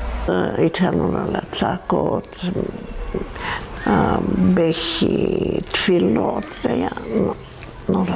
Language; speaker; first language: Hebrew; non-native, fluent; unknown